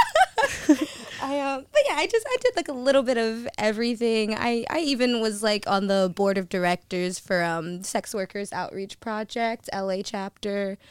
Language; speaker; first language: English; native; English